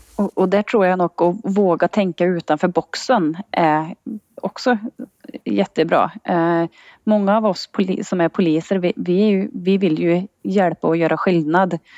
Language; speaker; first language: Swedish; native; Swedish